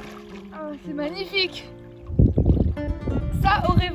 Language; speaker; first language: French; native; French